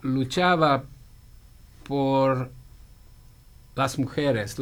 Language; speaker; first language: Spanish; non-native, fluent; Hungarian